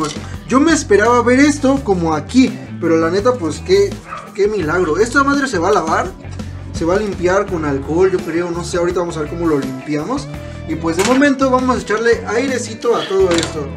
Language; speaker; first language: Spanish; native; Spanish